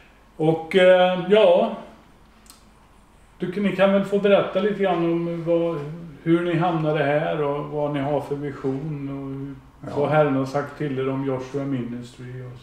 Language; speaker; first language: Swedish; native; Swedish